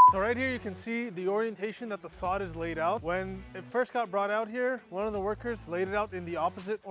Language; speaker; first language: English; native; English